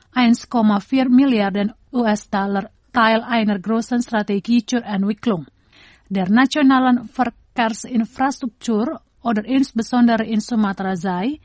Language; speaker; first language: German; non-native, fluent; Indonesian